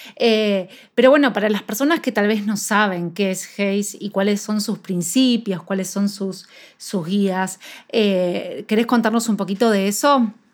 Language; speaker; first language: Spanish; native; Spanish